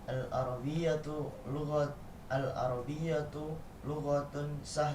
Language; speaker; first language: Arabic; non-native, learner; Indonesian